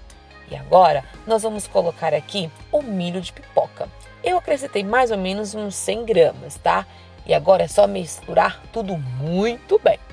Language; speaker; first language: Portuguese; native; Portuguese